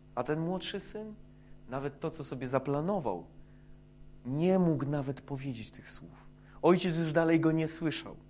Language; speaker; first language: Polish; non-native, fluent; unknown